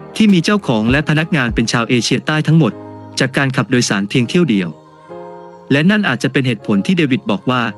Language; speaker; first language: Thai; native; Thai